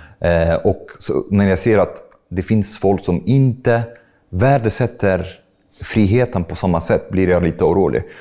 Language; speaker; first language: Swedish; non-native, fluent; Arabic